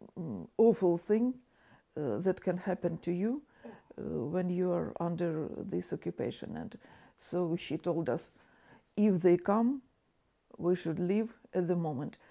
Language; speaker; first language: English; non-native, fluent; Ukrainian